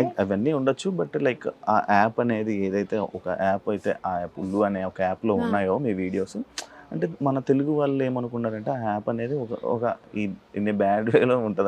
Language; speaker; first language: Telugu; native; Telugu